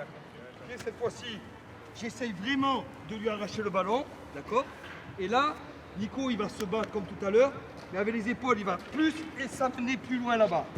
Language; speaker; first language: French; native; French